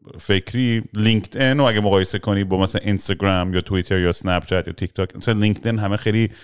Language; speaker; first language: Persian; early bilingual, heritage; Persian